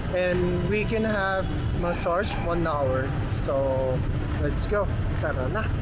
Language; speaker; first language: English; non-native, learner; Japanese